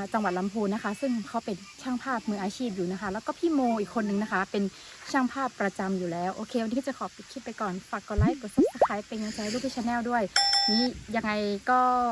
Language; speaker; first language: Thai; non-native, local second language; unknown